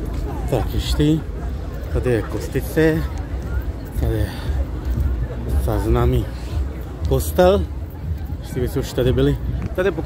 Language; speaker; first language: Czech; non-native, learner; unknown